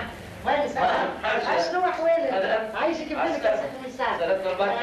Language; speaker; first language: Arabic; native; Arabic